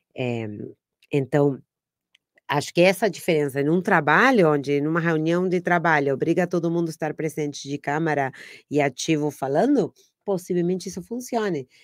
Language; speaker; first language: Portuguese; non-native, fluent; Spanish